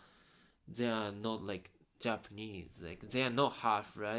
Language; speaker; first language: English; non-native, fluent; Japanese